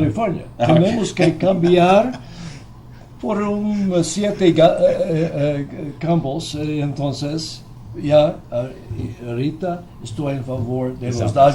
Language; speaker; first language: Spanish; non-native, fluent; English